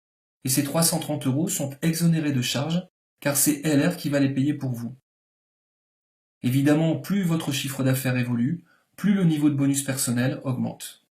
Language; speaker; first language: French; native; French